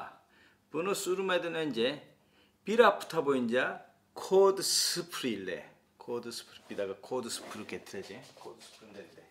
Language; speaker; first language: Turkish; non-native, fluent; Korean